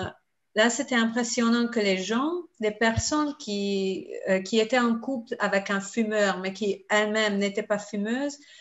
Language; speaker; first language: French; non-native, fluent; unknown